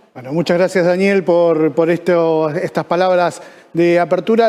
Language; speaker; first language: Spanish; native; Spanish